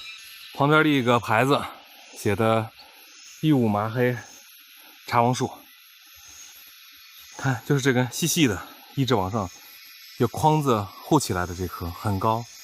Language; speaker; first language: Chinese; native; Chinese